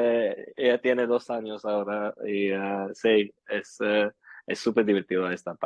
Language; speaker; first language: Spanish; early bilingual, heritage; Swedish